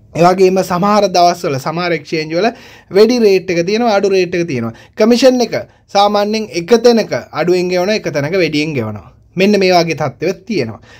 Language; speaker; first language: Sinhala; non-native, local second language; Tamil